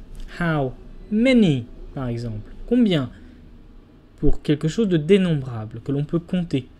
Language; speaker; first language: French; non-native, fluent; English